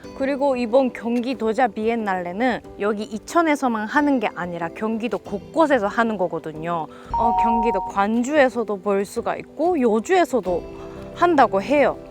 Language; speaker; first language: Korean; non-native, fluent; Japanese